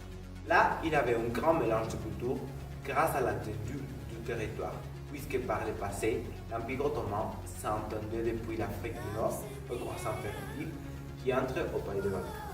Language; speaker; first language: French; non-native, learner; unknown